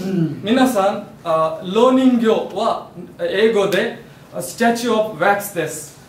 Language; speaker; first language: Japanese; non-native, learner; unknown